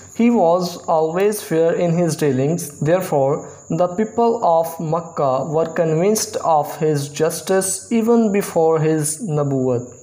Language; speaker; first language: English; non-native, local second language; Urdu